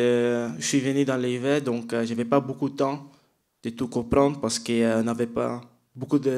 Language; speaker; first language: French; non-native, fluent; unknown